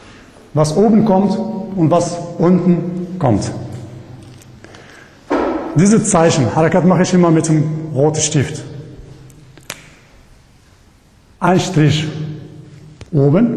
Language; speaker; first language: German; non-native, learner; Arabic